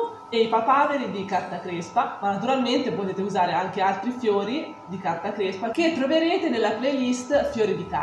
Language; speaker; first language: Italian; native; Italian